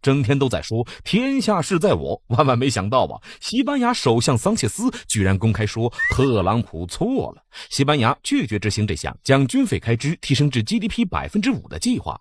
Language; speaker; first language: Chinese; native; Chinese